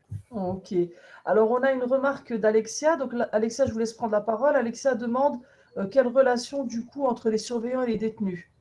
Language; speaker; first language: French; native; French